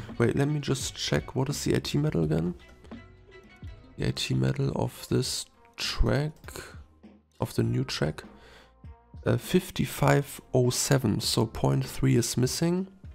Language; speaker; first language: English; non-native, fluent; German